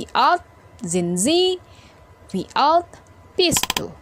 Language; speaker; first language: German; non-native, fluent; Indonesian